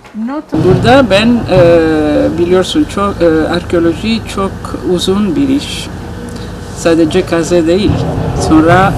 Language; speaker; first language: Turkish; non-native, learner; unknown